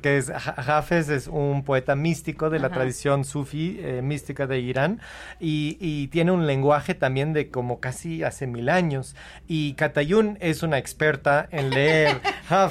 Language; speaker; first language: Spanish; non-native, fluent; English